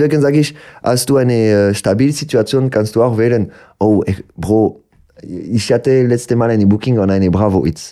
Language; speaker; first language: German; non-native, local second language; French